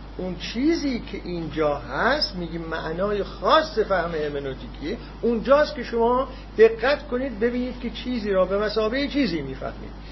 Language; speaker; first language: Persian; non-native, local second language; Azerbaijani